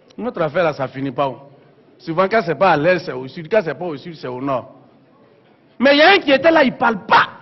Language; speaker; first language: French; non-native, local second language; Bambara